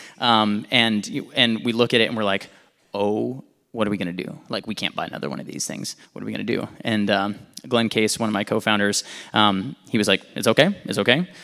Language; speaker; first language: English; native; English